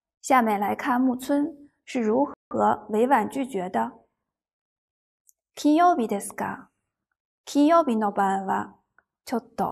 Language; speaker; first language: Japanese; non-native, fluent; Chinese